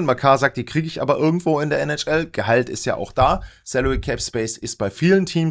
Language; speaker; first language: German; native; German